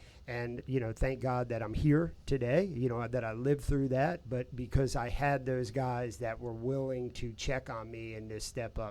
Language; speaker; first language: English; native; English